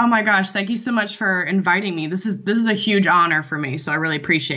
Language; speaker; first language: English; native; English